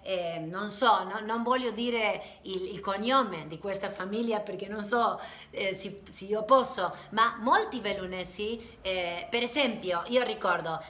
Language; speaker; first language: Italian; non-native, learner; Spanish